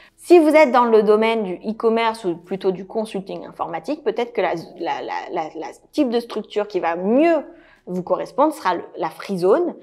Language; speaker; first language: French; native; French